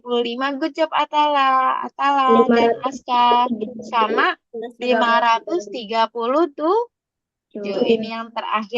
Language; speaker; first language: Indonesian; native; Indonesian